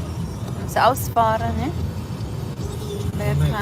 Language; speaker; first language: German; non-native, fluent; Cebuano